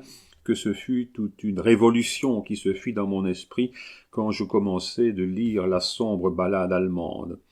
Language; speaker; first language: French; native; French